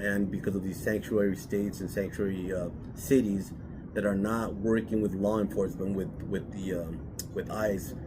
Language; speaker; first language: English; native; English